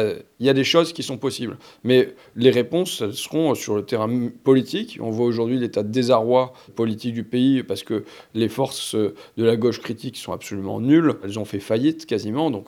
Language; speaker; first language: French; native; French